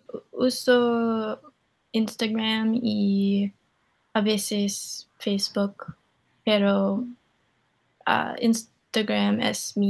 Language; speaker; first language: Spanish; non-native, learner; English